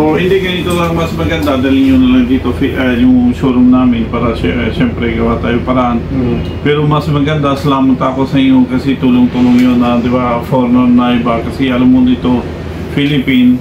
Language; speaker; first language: Filipino; non-native, learner; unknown